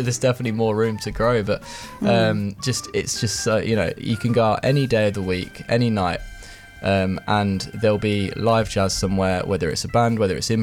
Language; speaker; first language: English; native; English